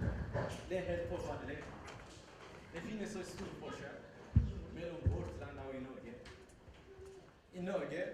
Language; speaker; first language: Norwegian; non-native, learner; Oromo